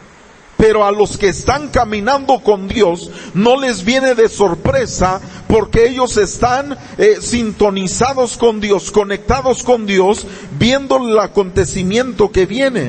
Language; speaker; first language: Spanish; native; Spanish